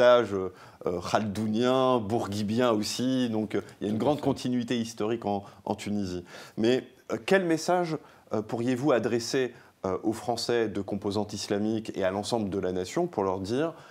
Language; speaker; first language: French; native; French